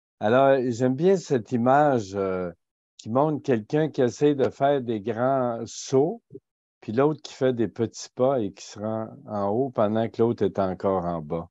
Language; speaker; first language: French; native; French